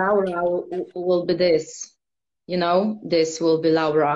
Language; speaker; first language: English; non-native, fluent; Polish